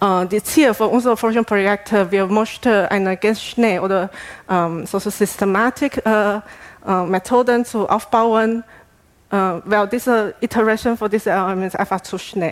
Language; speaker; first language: German; non-native, fluent; Chinese